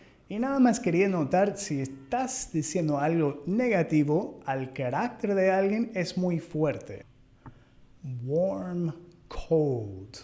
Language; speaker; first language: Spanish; non-native, fluent; English